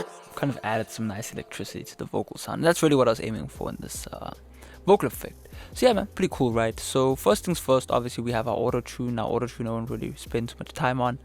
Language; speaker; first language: English; native; English